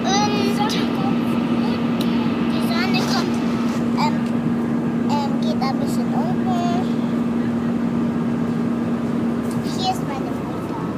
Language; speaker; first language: German; non-native, learner; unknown